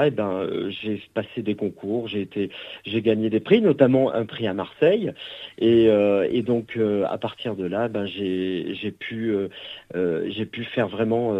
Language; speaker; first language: French; native; French